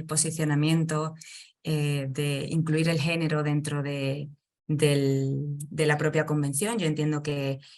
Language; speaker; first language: Spanish; native; Spanish